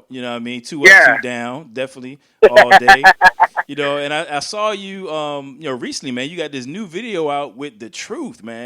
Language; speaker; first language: English; native; English